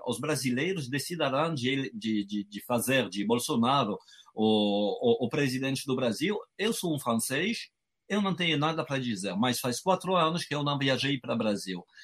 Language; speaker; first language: Portuguese; non-native, fluent; French